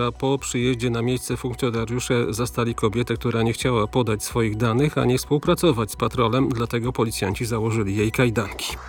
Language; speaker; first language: Polish; native; Polish